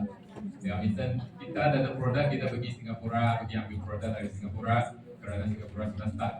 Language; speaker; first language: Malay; non-native, local second language; Chinese